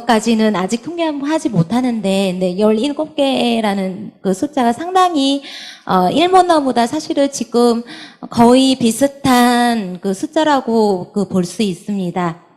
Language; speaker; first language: Korean; non-native, fluent; Vietnamese